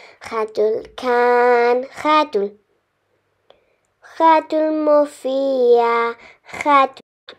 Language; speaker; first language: Hebrew; non-native, learner; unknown